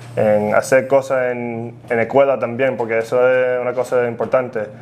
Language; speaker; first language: Spanish; early bilingual, heritage; Spanish